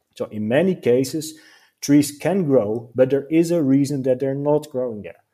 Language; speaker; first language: English; non-native, fluent; Dutch